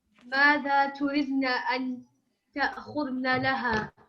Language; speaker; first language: Arabic; non-native, learner; English